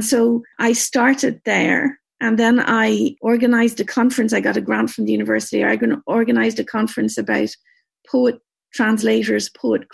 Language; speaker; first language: English; native; English